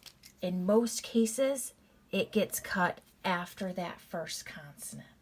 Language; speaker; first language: English; native; English